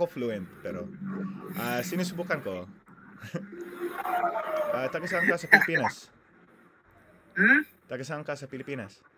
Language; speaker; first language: Filipino; non-native, learner; English